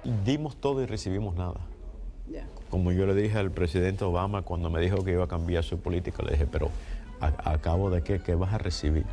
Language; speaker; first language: Spanish; early bilingual, heritage; Spanish